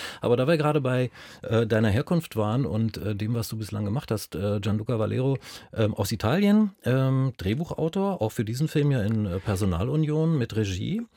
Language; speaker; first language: German; native; German